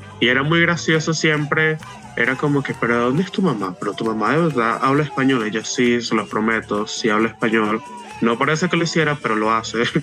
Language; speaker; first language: Spanish; native; Spanish